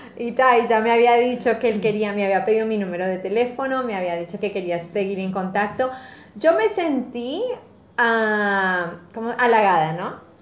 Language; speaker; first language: Spanish; native; Spanish